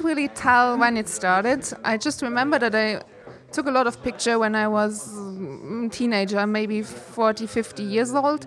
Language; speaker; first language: English; non-native, fluent; Luxembourgish